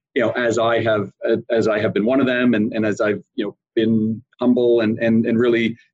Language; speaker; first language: English; native; English